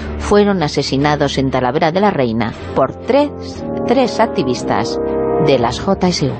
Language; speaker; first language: Spanish; native; Spanish